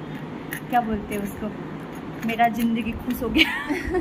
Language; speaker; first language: Hindi; non-native, local second language; Nepali